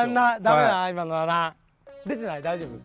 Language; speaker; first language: Japanese; native; Japanese